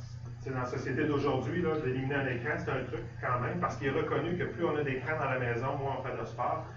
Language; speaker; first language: French; native; French